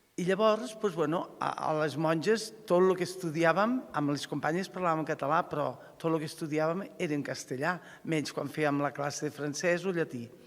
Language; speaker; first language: Catalan; native; Catalan